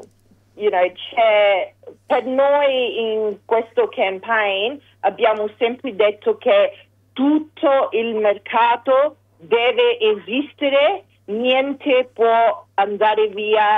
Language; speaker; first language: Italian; early bilingual, heritage; English